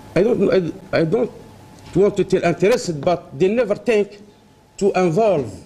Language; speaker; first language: English; non-native, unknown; Arabic